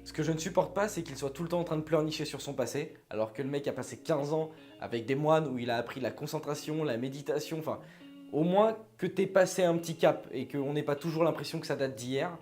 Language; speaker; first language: French; native; French